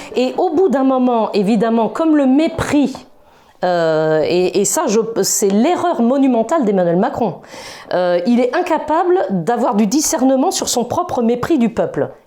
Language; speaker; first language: French; native; French